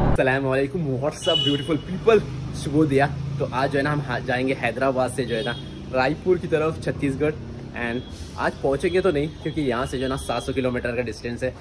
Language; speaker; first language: Hindi; non-native, local second language; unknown